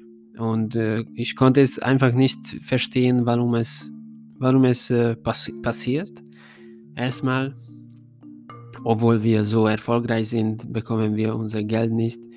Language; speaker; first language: German; non-native, fluent; Hungarian